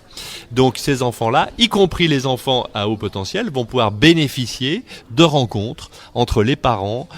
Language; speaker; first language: French; native; French